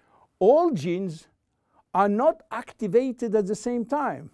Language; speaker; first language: English; non-native, fluent; French